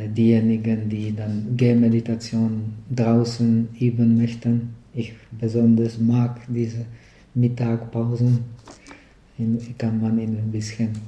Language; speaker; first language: German; non-native, fluent; Czech